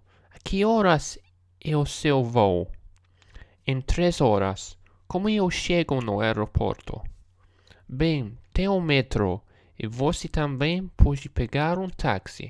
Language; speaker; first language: Portuguese; non-native, learner; English